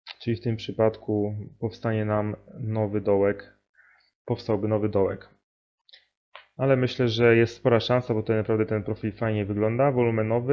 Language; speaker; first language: Polish; native; Polish